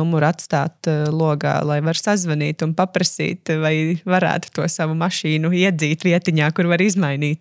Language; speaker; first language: Latvian; native; Latvian